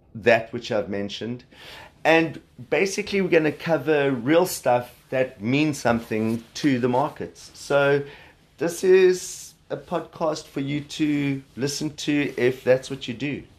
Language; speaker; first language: English; native; English